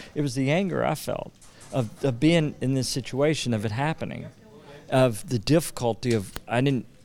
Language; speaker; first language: English; native; English